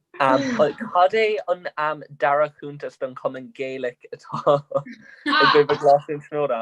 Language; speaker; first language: Irish; non-native, local second language; English